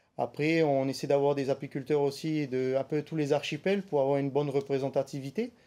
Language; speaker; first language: French; native; French